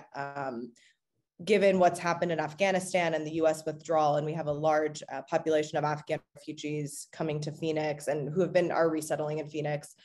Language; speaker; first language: English; native; English